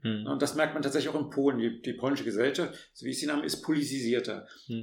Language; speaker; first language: German; native; German